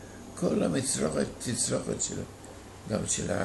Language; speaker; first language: Hebrew; non-native, fluent; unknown